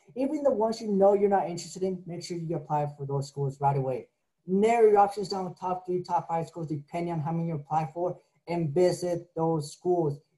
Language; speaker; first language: English; native; English